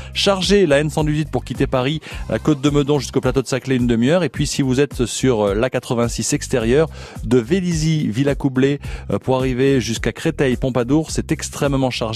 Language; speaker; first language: French; native; French